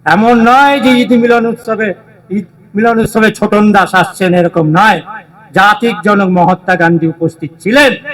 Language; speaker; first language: Bangla; native; Bangla